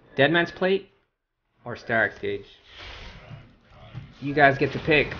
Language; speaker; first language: English; native; English